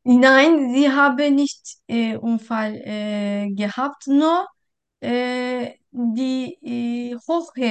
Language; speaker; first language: German; non-native, learner; Turkish